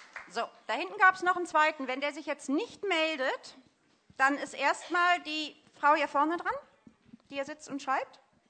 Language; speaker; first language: German; native; German